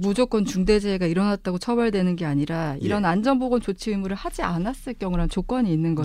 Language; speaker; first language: Korean; native; Korean